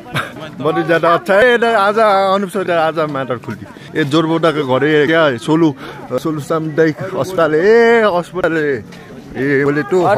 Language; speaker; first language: Hindi; non-native, learner; Nepali